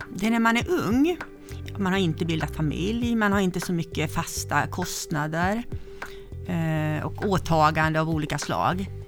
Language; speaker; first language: Swedish; native; Swedish